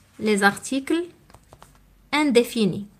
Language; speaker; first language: French; non-native, local second language; Arabic